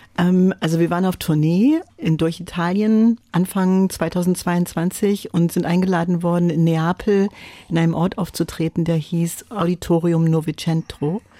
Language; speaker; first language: German; non-native, fluent; English